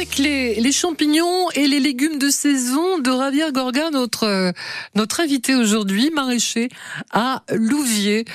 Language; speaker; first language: French; native; French